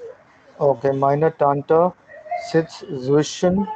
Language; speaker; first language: German; non-native, learner; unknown